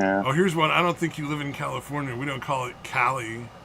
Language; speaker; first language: English; native; English